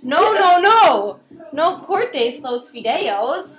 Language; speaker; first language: Spanish; non-native, learner; English